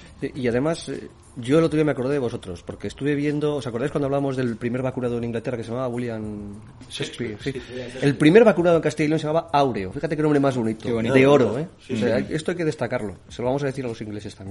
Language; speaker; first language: Spanish; native; Spanish